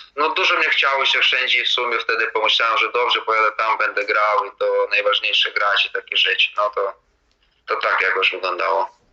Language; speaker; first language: Polish; non-native, fluent; Latvian